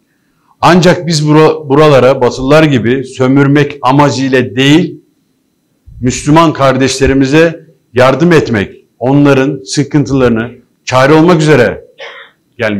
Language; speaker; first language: Turkish; native; Turkish